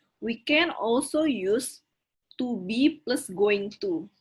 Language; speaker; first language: English; non-native, fluent; Indonesian